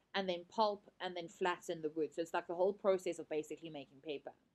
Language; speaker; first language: English; native; English